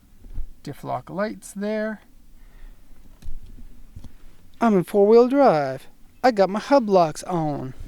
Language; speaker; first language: English; native; English